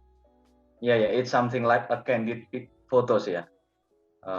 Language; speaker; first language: English; non-native, learner; Indonesian